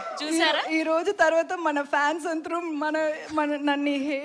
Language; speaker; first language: Telugu; non-native, learner; Tamil